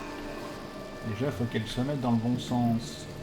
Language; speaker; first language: French; native; French